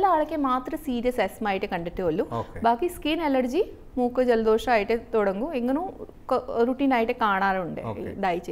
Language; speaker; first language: Malayalam; non-native, fluent; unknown